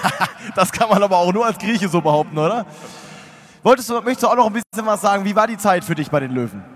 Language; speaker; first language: German; native; German